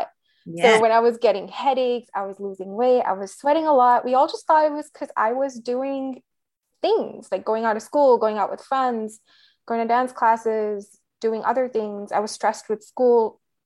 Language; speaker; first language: English; non-native, local second language; Hindi